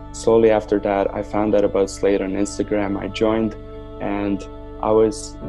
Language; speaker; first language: English; non-native, fluent; Serbian